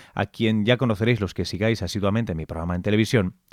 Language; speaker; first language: Spanish; native; Spanish